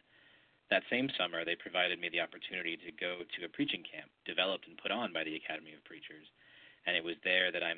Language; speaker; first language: English; native; English